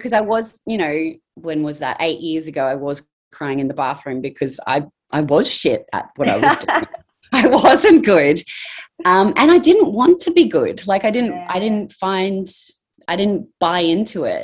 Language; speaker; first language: English; native; English